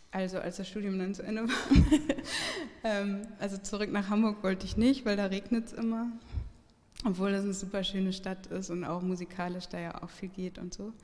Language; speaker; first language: German; native; German